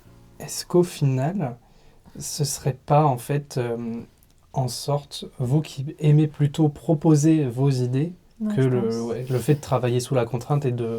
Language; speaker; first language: French; native; French